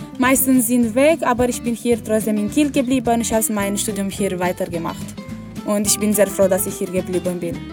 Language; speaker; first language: German; non-native, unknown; Romanian